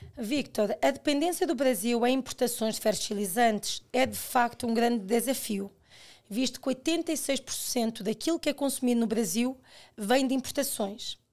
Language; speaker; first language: Portuguese; native; Portuguese